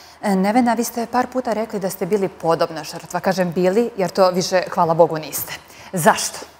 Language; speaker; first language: Serbian; native; Serbian